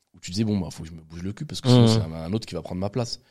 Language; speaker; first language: French; native; French